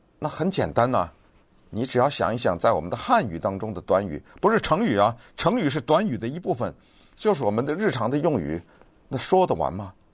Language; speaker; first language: Chinese; native; Chinese